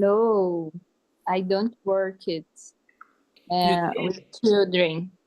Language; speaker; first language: English; non-native, learner; Portuguese